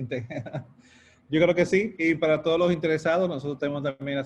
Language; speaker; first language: Spanish; native; Spanish